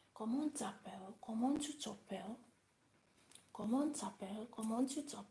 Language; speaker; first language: French; non-native, learner; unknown